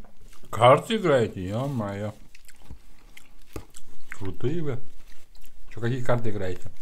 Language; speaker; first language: Russian; native; Russian